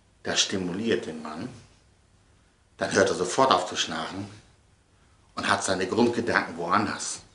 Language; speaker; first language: German; native; German